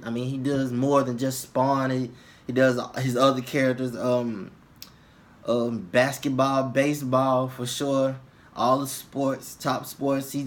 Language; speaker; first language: English; native; English